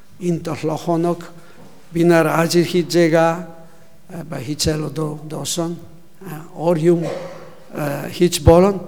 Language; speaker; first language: Mongolian; non-native, learner; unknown